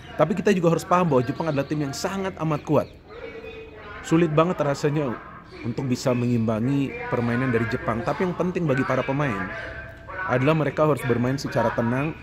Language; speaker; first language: Indonesian; native; Indonesian